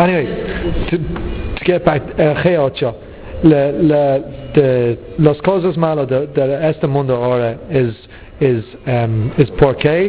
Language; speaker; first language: Spanish; non-native, learner; English